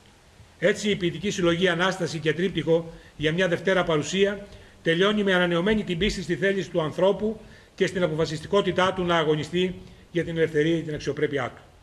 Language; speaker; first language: Greek; native; Greek